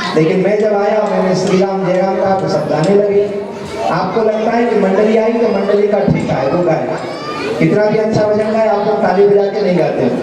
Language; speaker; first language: Hindi; non-native, local second language; Chhattisgarhi